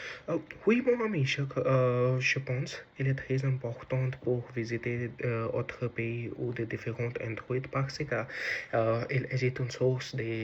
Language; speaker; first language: French; non-native, learner; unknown